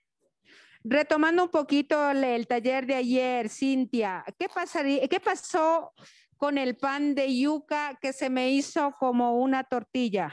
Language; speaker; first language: Spanish; native; Spanish